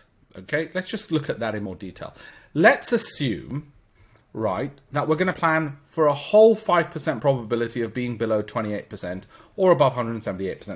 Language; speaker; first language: English; native; English